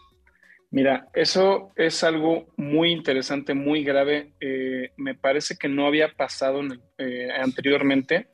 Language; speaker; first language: Spanish; native; Spanish